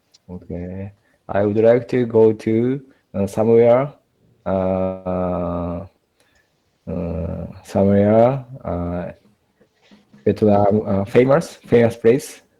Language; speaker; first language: English; non-native, learner; Japanese